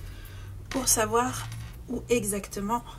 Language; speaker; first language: French; native; French